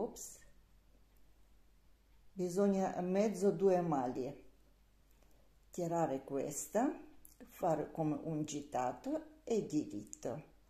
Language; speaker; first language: Italian; non-native, learner; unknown